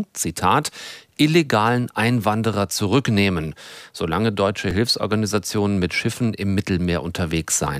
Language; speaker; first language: German; native; German